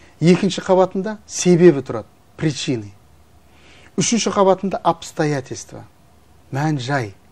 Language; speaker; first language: Kazakh; native; Kazakh